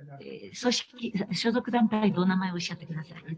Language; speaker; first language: Japanese; native; Japanese